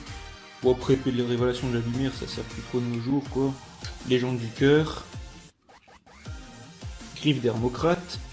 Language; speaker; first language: French; native; French